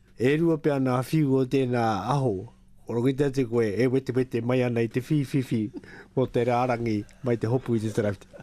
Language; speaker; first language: Māori; native; Māori